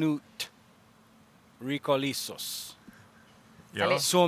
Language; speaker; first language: Finnish; non-native, learner; English